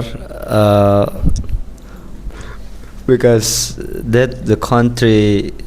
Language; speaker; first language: English; non-native, learner; Indonesian